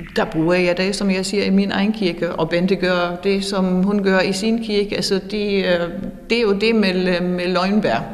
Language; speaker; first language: Danish; non-native, fluent; German